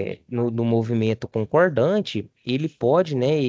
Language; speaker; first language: Portuguese; native; Portuguese